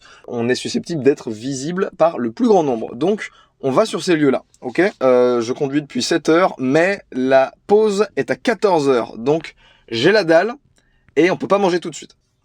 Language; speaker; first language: French; native; French